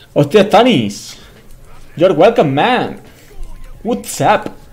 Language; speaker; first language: English; non-native, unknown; Spanish